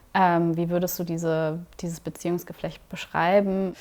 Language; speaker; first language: German; native; German